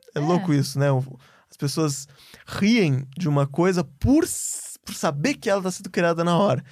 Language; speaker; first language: Portuguese; native; Portuguese